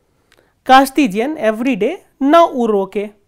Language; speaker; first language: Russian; non-native, fluent; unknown